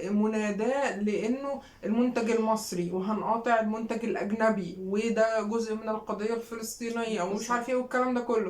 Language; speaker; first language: Arabic; native; Arabic